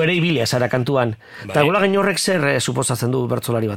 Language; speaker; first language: Basque; native; Basque